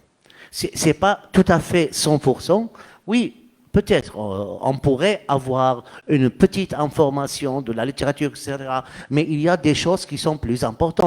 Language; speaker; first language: French; non-native, fluent; Arabic